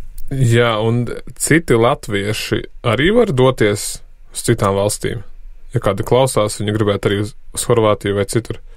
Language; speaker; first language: Latvian; native; Latvian